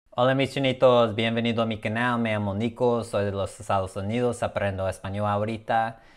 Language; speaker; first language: Spanish; non-native, learner; English